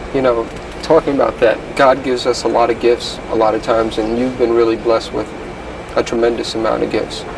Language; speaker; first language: English; native; English